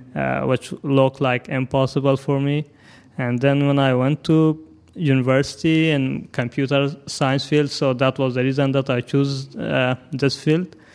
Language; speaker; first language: English; non-native, fluent; Persian